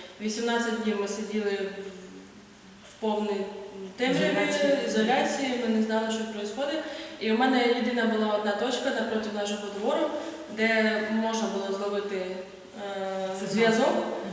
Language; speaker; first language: Ukrainian; native; Ukrainian